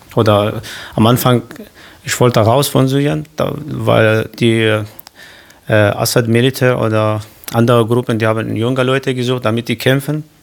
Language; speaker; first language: German; non-native, learner; Kurdish